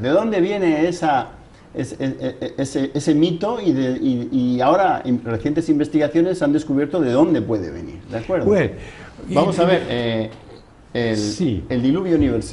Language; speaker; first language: Spanish; native; Spanish